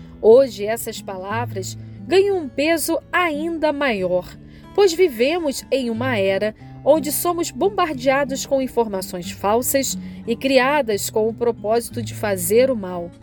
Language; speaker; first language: Portuguese; native; Portuguese